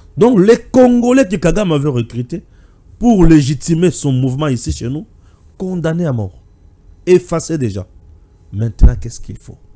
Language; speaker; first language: French; non-native, local second language; Luba-Lulua